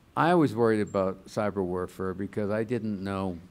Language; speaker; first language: English; native; English